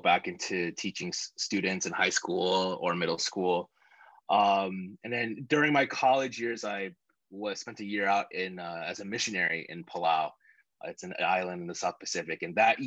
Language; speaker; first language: English; native; English